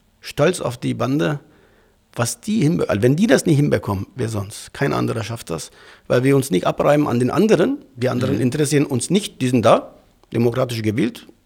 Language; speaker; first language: German; early bilingual, other home language; Turkish